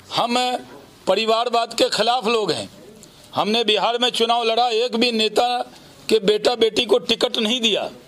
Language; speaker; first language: Hindi; native; Hindi